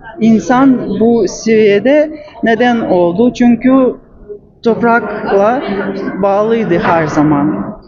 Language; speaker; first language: Turkish; non-native, learner; Russian